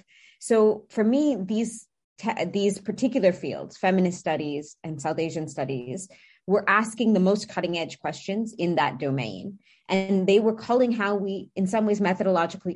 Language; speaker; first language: English; native; English